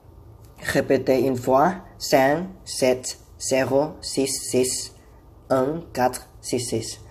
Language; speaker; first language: French; non-native, learner; Thai